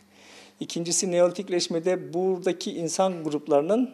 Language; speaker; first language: Turkish; native; Turkish